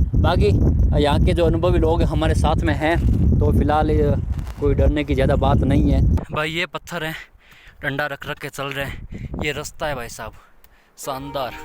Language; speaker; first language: Hindi; native; Hindi